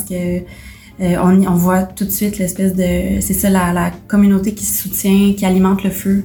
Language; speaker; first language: French; native; French